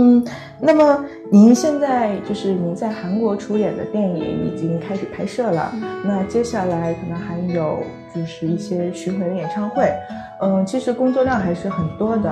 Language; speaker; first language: Chinese; native; Chinese